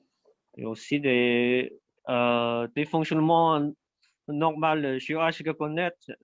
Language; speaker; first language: French; non-native, fluent; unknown